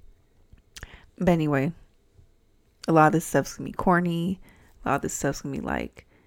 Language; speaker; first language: English; native; English